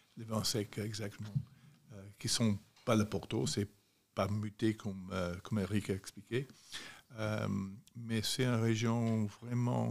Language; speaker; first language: French; non-native, fluent; English